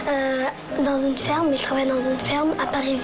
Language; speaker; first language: French; early bilingual, other home language; Arabic